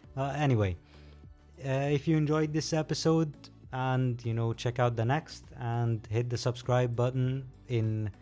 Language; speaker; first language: English; non-native, fluent; Arabic